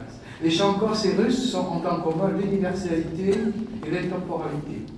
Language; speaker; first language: French; native; French